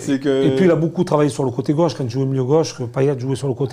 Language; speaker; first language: French; native; French